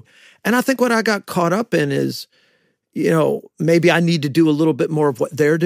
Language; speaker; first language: English; native; English